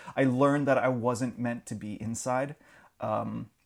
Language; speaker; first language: English; native; English